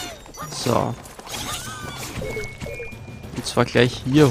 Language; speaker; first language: German; native; German